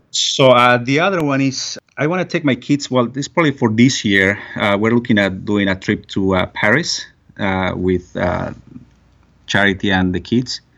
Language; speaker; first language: English; non-native, fluent; Spanish